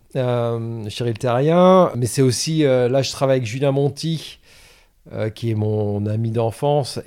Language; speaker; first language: French; native; French